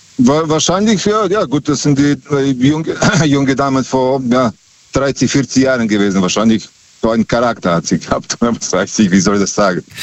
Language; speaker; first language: German; non-native, fluent; Serbian